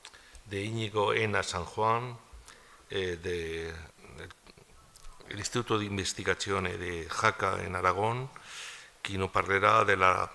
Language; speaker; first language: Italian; non-native, learner; Spanish